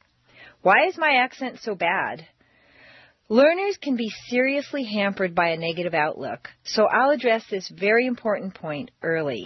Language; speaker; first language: English; native; English